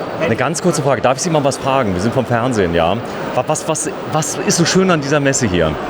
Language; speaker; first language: German; native; German